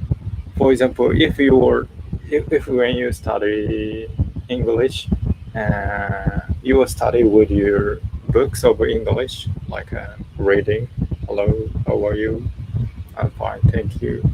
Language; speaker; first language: English; non-native, learner; Japanese